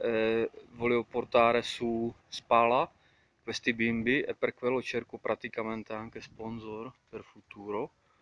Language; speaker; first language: Italian; non-native, fluent; Czech